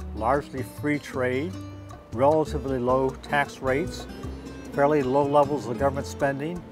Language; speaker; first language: English; native; English